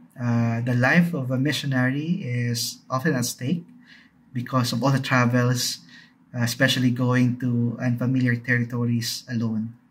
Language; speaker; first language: English; non-native, local second language; Bikol